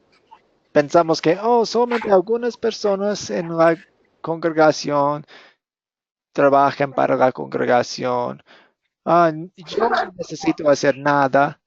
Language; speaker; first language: Spanish; non-native, fluent; English